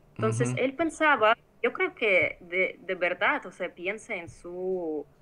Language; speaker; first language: Spanish; non-native, fluent; Ukrainian